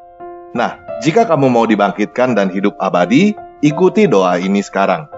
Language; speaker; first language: Indonesian; native; Indonesian